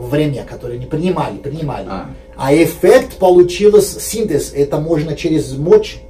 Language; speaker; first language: Russian; non-native, fluent; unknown